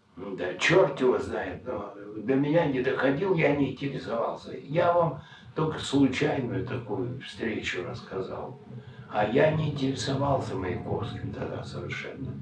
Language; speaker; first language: Russian; native; Russian